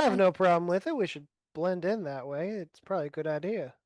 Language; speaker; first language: English; native; English